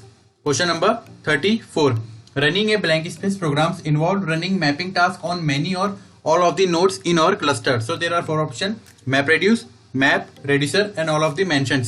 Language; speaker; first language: English; non-native, local second language; Hindi